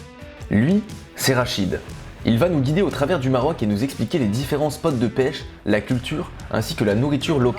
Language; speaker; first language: French; native; French